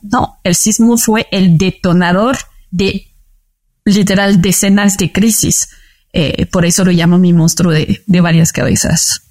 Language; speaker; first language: Spanish; non-native, fluent; French